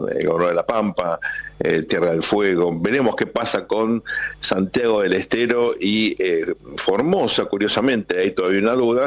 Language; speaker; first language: Spanish; native; Spanish